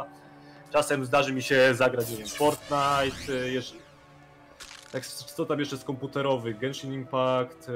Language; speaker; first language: Polish; native; Polish